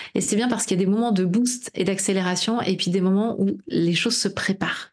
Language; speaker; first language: French; native; French